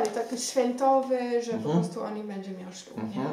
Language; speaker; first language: Polish; non-native, learner; Xhosa